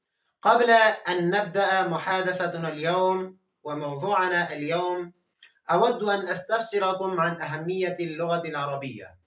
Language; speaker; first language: Arabic; non-native, fluent; Urdu